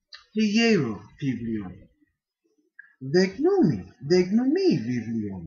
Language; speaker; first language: Greek; non-native, fluent; English